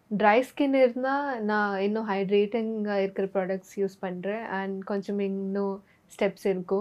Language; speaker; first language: Tamil; non-native, learner; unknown